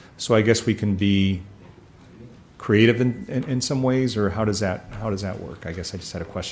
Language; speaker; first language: English; early bilingual, other home language; Spanish